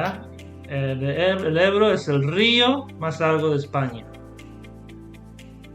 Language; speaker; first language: Spanish; non-native, fluent; English